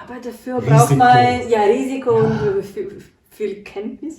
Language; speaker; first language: German; non-native, learner; Ukrainian